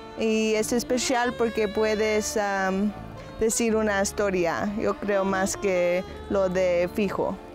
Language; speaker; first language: Spanish; early bilingual, heritage; Spanish